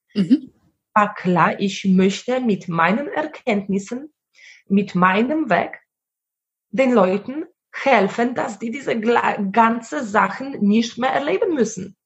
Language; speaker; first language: German; non-native, fluent; Polish